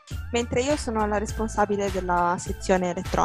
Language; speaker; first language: Italian; native; Italian